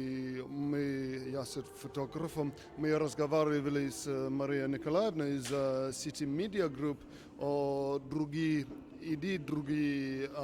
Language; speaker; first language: Russian; non-native, learner; English